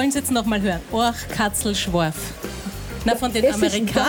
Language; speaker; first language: German; native; German